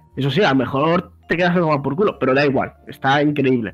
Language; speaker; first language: Spanish; early bilingual, other home language; Russian